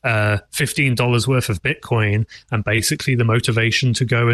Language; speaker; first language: English; native; English